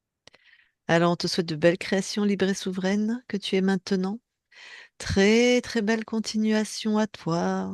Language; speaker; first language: French; native; French